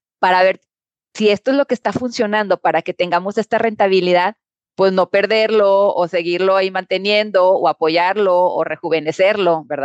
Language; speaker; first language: Spanish; native; Spanish